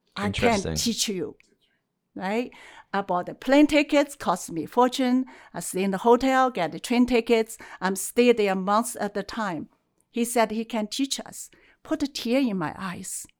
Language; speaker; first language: English; non-native, fluent; Chinese